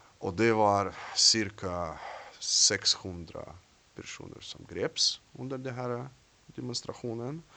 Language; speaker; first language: Swedish; non-native, fluent; Russian